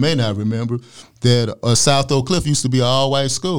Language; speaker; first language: English; native; English